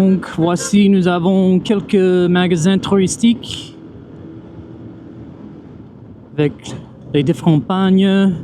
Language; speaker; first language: French; non-native, fluent; English